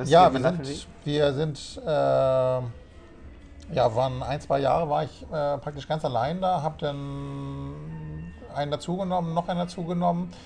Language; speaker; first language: German; native; German